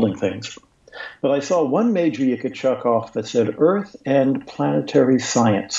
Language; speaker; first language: English; native; English